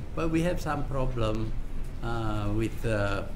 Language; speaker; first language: English; non-native, local second language; Malay